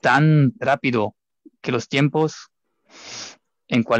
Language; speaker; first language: Spanish; non-native, fluent; German